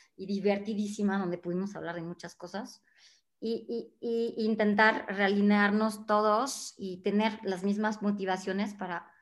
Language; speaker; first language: Spanish; non-native, fluent; French